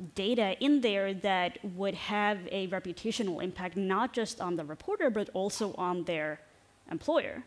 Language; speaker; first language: English; non-native, fluent; Norwegian